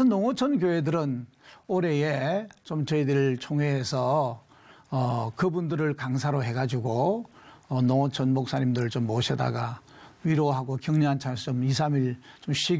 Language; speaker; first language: Korean; native; Korean